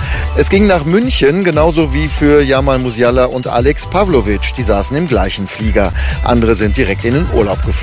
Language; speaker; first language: German; native; German